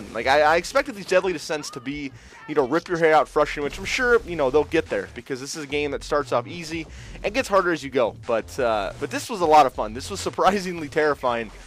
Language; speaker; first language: English; native; English